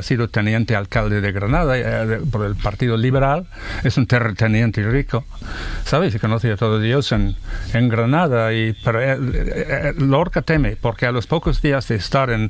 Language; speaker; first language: Spanish; non-native, fluent; English